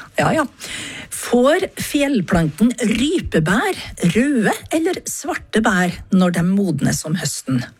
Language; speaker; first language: Norwegian; native; Norwegian